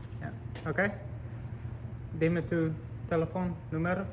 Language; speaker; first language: Spanish; non-native, learner; English